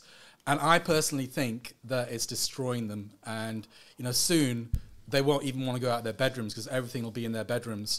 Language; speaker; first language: English; native; English